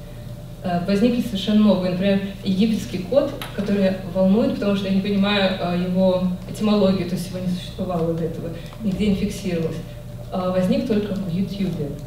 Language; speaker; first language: Russian; native; Russian